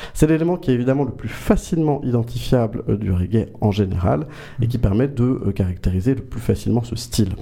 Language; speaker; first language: French; native; French